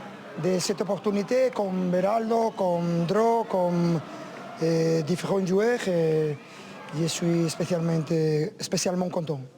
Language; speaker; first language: French; non-native, learner; Spanish